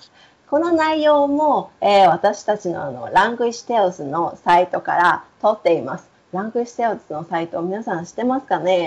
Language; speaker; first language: Japanese; native; Japanese